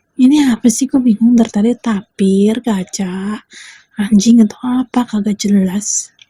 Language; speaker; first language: Indonesian; native; Indonesian